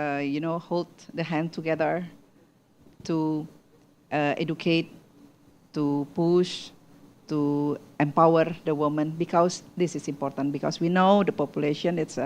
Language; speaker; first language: English; non-native, learner; Indonesian